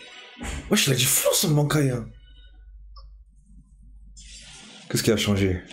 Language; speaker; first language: French; native; French